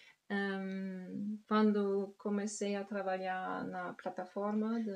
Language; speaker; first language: Portuguese; non-native, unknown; German